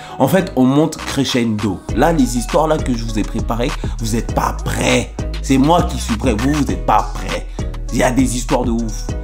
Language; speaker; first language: French; early bilingual, other home language; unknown